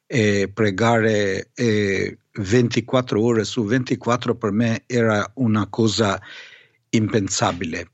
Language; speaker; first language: Italian; non-native, fluent; Albanian